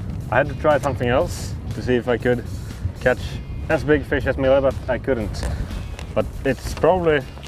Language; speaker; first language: English; non-native, fluent; Swedish